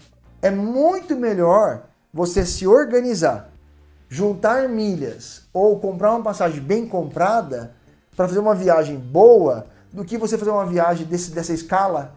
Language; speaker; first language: Portuguese; native; Portuguese